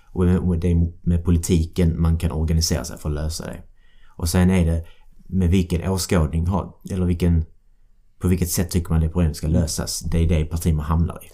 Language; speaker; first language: Swedish; native; Swedish